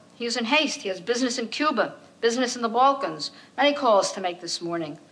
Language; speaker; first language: English; native; English